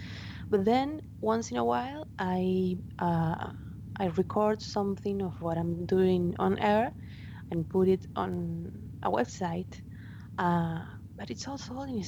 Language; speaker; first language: English; non-native, fluent; Spanish